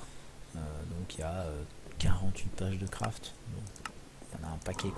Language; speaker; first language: French; native; French